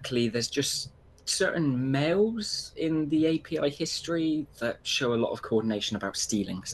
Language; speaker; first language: English; native; English